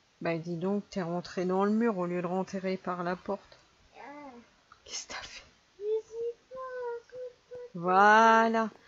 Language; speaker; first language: French; native; French